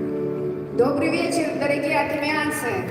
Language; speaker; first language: Russian; native; Russian